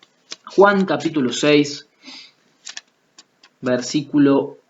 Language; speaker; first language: Spanish; native; Spanish